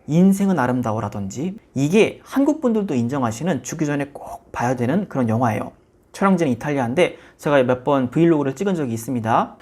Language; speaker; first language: Korean; native; Korean